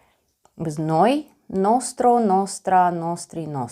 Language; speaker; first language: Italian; non-native, learner; Romanian